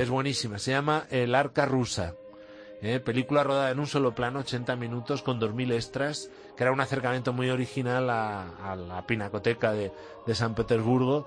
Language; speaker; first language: Spanish; native; Spanish